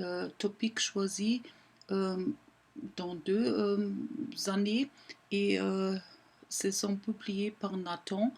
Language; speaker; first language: French; non-native, fluent; German